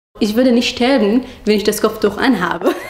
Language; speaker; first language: German; non-native, fluent; Arabic